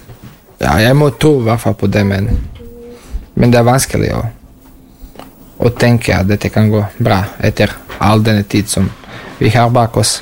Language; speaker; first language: Norwegian; non-native, learner; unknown